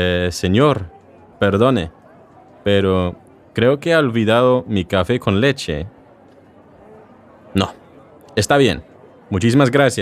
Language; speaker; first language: Spanish; non-native, learner; English